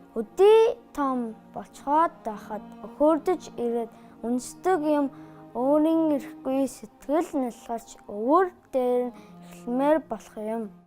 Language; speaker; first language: Mongolian; early bilingual, heritage; Mongolian